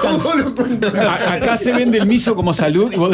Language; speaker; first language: Spanish; native; Spanish